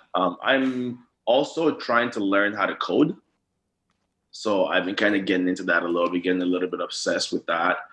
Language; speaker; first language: English; non-native, local second language; Yoruba